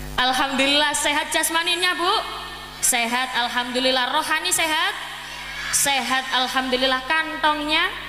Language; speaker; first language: Indonesian; non-native, local second language; Javanese